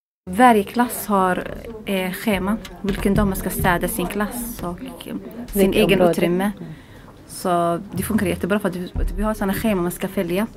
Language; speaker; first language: Swedish; non-native, learner; Arabic